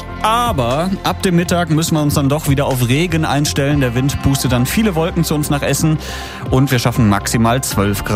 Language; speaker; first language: German; native; German